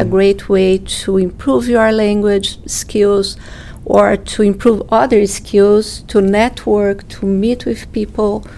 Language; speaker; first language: English; non-native, fluent; Portuguese